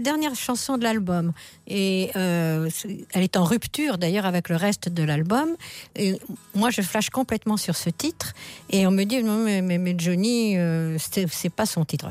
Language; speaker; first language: French; native; French